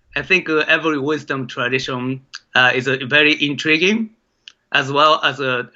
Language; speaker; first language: English; non-native, fluent; Japanese